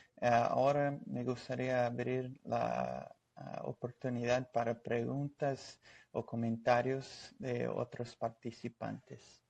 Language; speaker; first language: Spanish; non-native, fluent; Portuguese